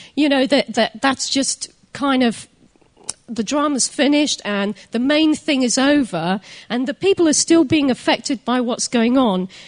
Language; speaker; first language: English; native; English